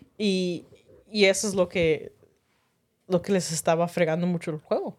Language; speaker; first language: Spanish; early bilingual, heritage; Spanish